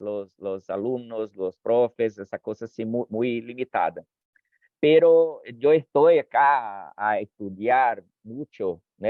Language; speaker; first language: Spanish; non-native, fluent; Portuguese